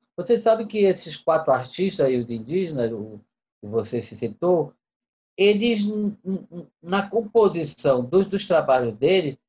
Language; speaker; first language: Portuguese; native; Portuguese